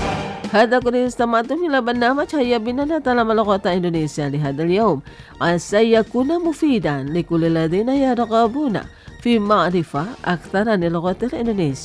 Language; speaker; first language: Arabic; non-native, fluent; Indonesian